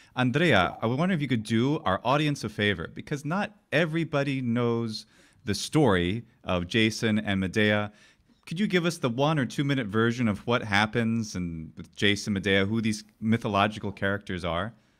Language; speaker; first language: English; native; English